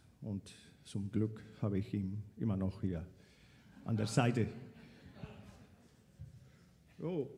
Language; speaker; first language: German; non-native, fluent; Spanish